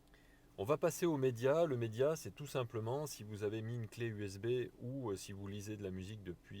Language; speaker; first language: French; native; French